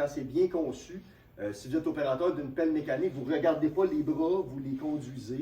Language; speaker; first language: French; native; French